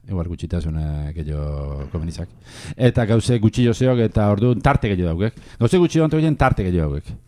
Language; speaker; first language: Basque; native; Basque